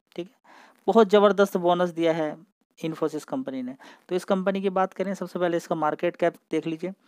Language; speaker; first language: Hindi; native; Hindi